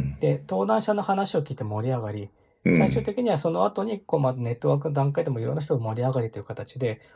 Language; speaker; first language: Japanese; native; Japanese